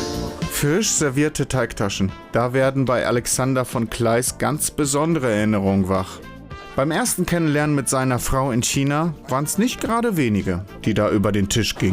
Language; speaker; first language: German; native; German